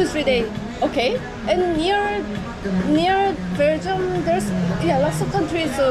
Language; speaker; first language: English; non-native, learner; Korean